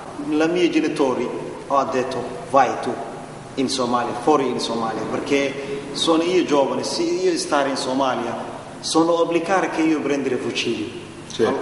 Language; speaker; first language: Italian; non-native, learner; Somali